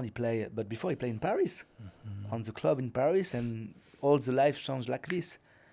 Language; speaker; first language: English; non-native, learner; French